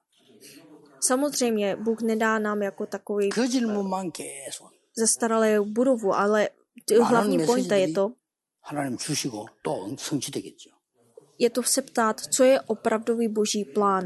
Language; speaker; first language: Czech; non-native, fluent; Korean